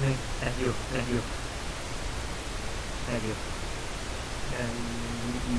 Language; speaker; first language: Thai; native; Thai